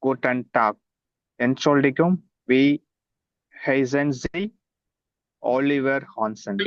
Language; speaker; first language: German; non-native, learner; Tamil